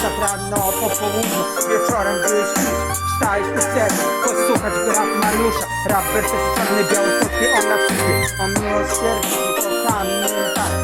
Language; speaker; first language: Polish; native; Polish